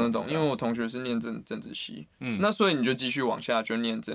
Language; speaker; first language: Chinese; native; Chinese